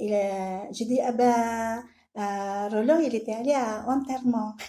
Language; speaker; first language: French; non-native, learner; Filipino